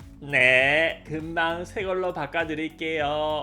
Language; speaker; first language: Korean; native; Korean